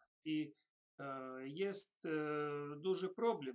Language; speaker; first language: Polish; non-native, learner; Russian